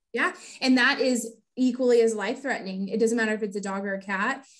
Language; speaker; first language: English; native; English